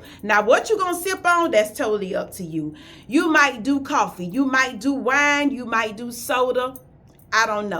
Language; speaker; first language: English; native; English